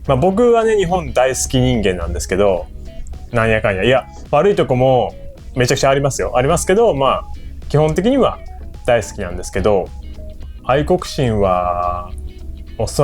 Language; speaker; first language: Japanese; native; Japanese